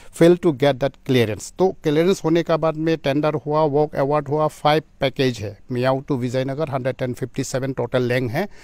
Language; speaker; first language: Hindi; non-native, local second language; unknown